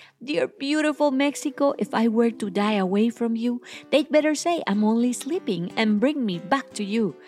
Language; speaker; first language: English; non-native, fluent; Spanish